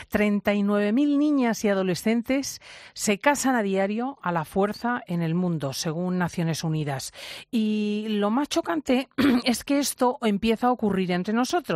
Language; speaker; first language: Spanish; native; Spanish